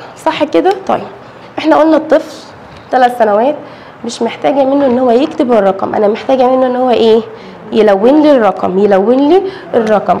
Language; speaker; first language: Arabic; native; Arabic